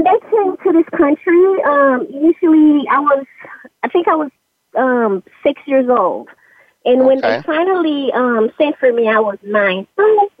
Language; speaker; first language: English; early bilingual, other home language; Haitian Creole